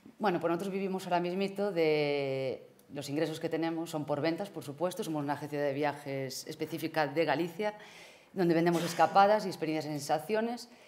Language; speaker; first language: Spanish; native; Spanish